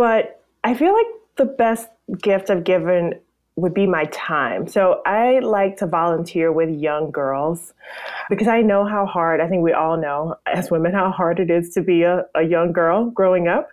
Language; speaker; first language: English; native; English